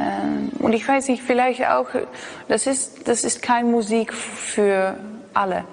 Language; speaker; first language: German; non-native, learner; Dutch